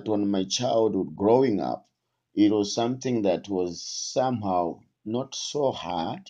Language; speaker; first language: English; non-native, local second language; Tumbuka